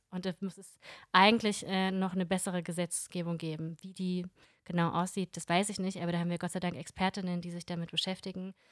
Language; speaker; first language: German; early bilingual, other home language; Russian